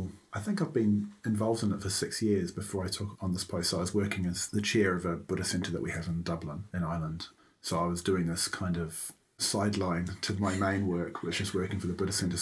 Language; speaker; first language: English; native; English